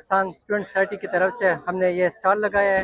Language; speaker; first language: Hindi; non-native, local second language; Pashto